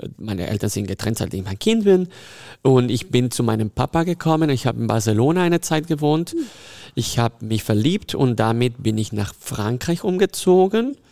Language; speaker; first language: German; non-native, fluent; Spanish